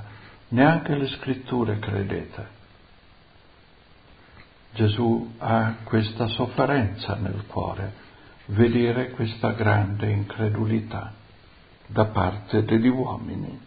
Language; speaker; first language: Italian; native; Italian